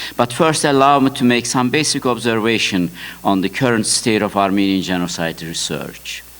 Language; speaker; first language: English; non-native, fluent; Turkish